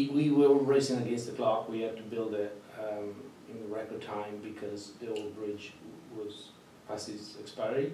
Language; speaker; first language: English; non-native, fluent; Italian